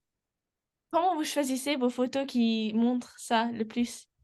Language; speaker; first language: French; non-native, learner; English